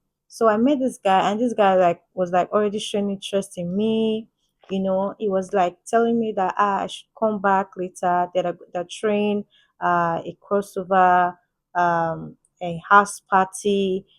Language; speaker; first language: English; native; English